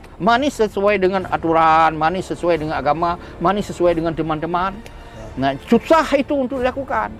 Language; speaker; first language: Malay; non-native, local second language; Achinese